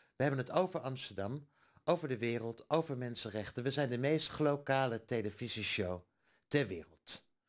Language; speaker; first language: Dutch; native; Dutch